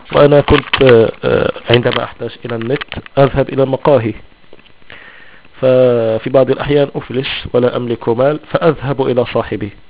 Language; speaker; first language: Arabic; non-native, local second language; Tachelhit